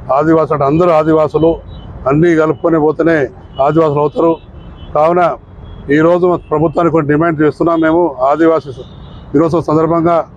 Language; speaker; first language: Telugu; non-native, local second language; Lambadi